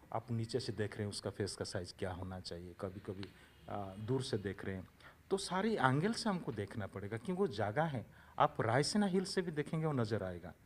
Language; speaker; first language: Hindi; non-native, local second language; Odia